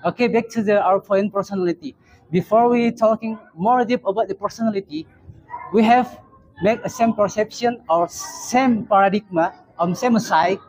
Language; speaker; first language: English; non-native, learner; Indonesian